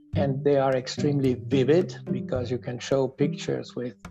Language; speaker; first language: English; non-native, fluent; Italian